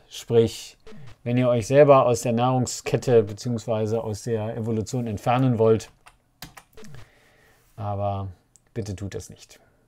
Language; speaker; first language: German; native; German